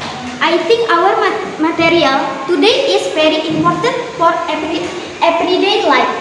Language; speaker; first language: English; non-native, learner; Indonesian